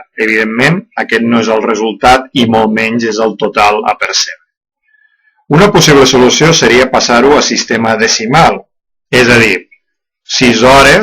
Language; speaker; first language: Catalan; native; Catalan